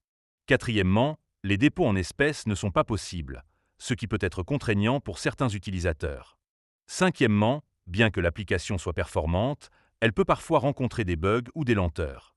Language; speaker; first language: French; native; French